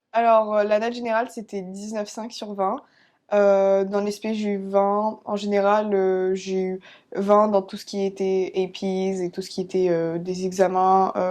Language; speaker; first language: French; early bilingual, other home language; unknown